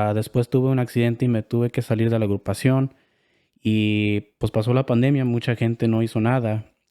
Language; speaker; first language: Spanish; early bilingual, heritage; Spanish